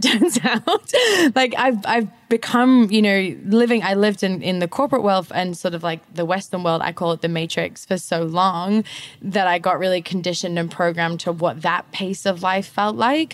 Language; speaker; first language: English; native; English